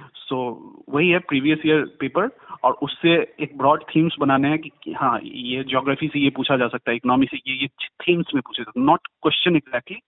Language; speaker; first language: Hindi; native; Hindi